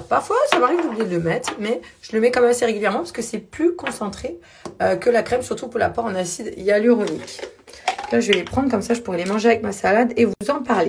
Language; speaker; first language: French; native; French